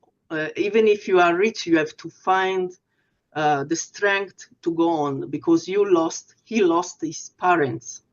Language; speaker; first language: English; non-native, fluent; Italian